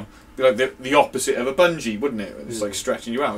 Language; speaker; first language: English; native; English